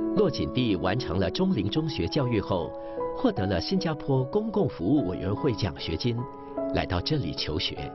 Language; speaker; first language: Chinese; native; Chinese